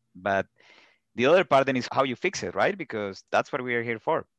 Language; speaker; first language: English; non-native, fluent; Spanish